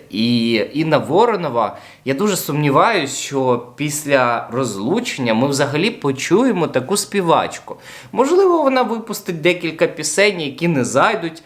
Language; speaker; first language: Ukrainian; native; Ukrainian